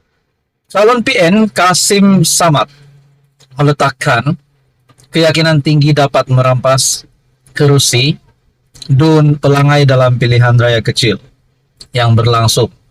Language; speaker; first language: Malay; native; Malay